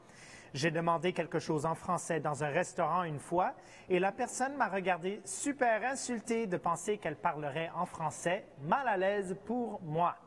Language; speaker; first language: French; native; French